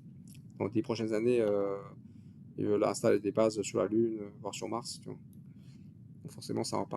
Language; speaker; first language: French; native; French